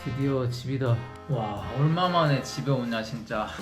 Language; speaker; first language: Korean; native; Korean